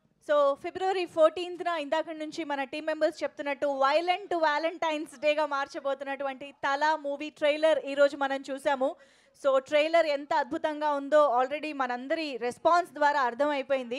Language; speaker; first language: Telugu; native; Telugu